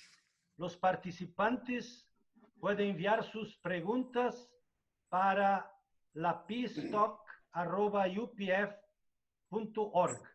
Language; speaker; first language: Spanish; non-native, fluent; Portuguese